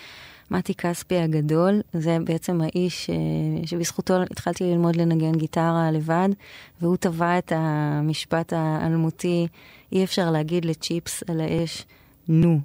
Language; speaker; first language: Hebrew; native; Hebrew